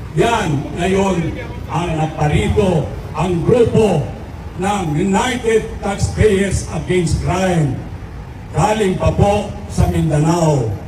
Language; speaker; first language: Filipino; non-native, local second language; Iloko